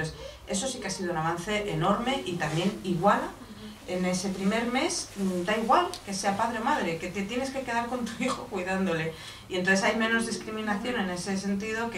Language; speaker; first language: Spanish; native; Spanish